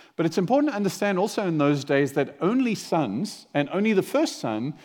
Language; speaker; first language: English; native; English